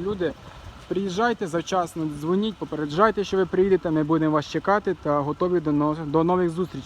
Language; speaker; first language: Ukrainian; native; Ukrainian